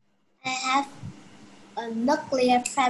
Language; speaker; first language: English; non-native, learner; Vietnamese